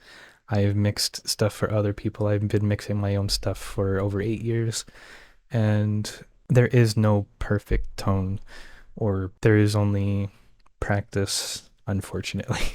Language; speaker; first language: English; native; English